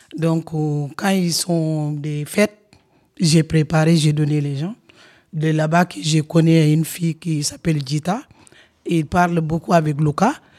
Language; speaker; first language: French; non-native, local second language; Wolof